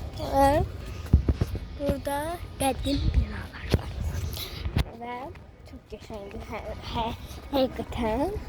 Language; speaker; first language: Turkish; non-native, learner; Azerbaijani